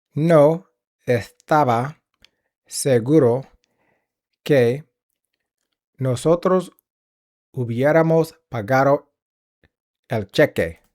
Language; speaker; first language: Spanish; non-native, learner; English